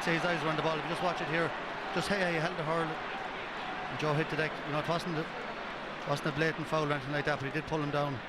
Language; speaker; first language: English; native; English